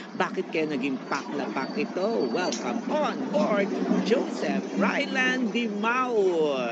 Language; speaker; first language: Filipino; native; Filipino